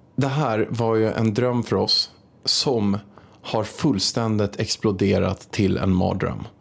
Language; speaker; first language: Swedish; early bilingual, other home language; Spanish